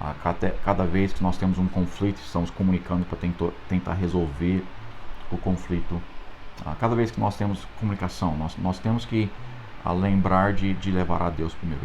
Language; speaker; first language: Portuguese; non-native, fluent; English